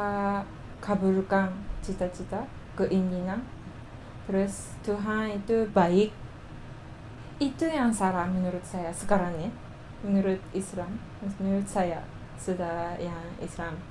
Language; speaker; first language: Indonesian; non-native, learner; Japanese